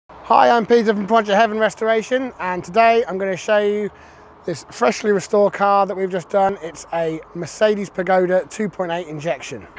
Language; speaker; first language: English; native; English